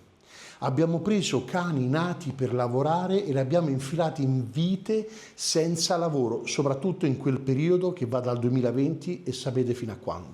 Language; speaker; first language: Italian; native; Italian